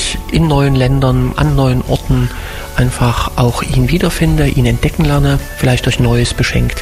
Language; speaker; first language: German; native; German